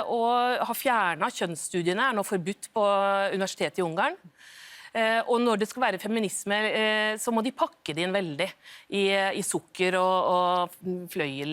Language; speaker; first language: Norwegian; native; Norwegian